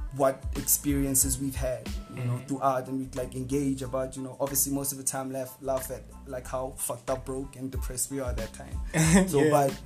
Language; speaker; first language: English; non-native, local second language; Northern Sotho